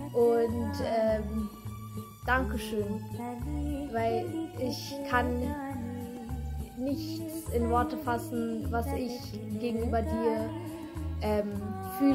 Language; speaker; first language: German; early bilingual, other home language; Sinhala